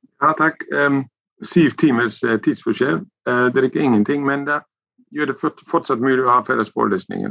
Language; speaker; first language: Norwegian; non-native, fluent; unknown